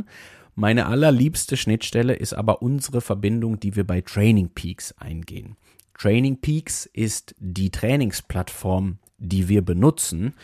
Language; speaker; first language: German; native; German